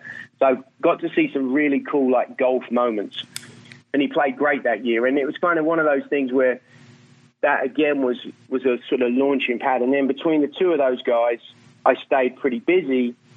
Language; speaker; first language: English; native; English